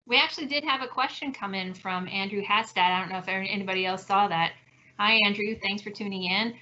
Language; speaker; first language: English; native; English